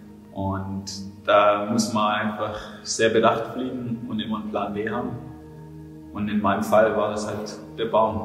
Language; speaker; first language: German; native; German